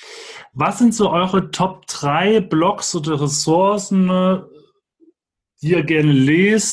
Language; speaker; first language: German; native; German